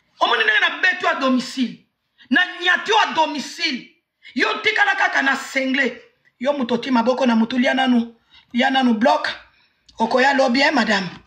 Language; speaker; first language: Lingala; non-native, local second language; Swahili